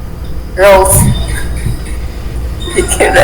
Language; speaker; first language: English; non-native, learner; Vietnamese